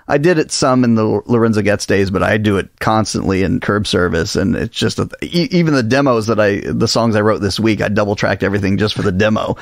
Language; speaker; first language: English; native; English